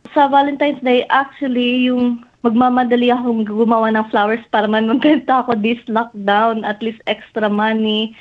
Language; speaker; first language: Filipino; native; Filipino